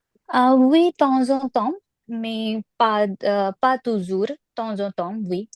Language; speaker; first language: French; non-native, learner; Punjabi